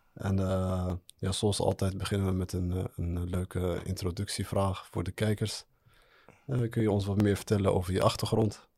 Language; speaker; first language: Dutch; early bilingual, other home language; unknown